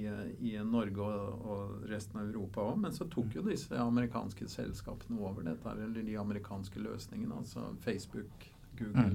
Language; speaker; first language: Norwegian; native; Norwegian